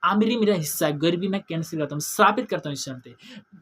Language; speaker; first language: Hindi; non-native, local second language; Bangla